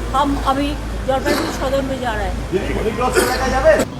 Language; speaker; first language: Hindi; non-native, local second language; Bangla